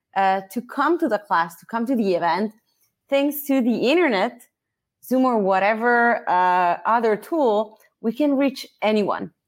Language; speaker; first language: English; non-native, fluent; Italian